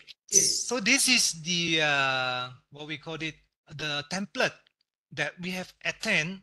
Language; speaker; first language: English; non-native, local second language; Malay